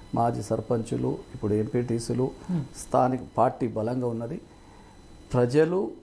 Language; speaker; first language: Telugu; non-native, local second language; Lambadi